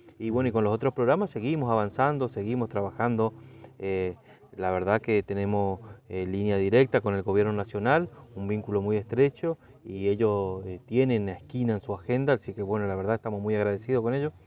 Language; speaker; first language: Spanish; native; Spanish